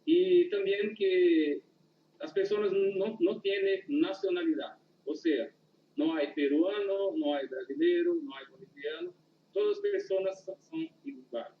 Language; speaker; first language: Spanish; non-native, learner; Portuguese